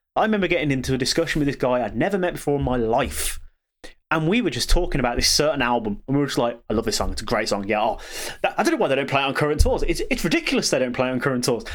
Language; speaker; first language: English; native; English